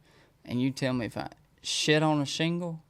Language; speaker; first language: English; native; English